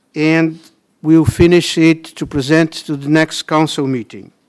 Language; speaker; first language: English; non-native, fluent; Portuguese